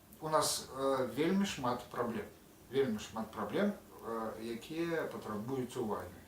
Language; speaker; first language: Belarusian; native; Belarusian